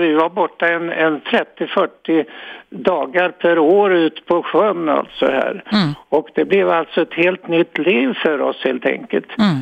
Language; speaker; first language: Swedish; native; Swedish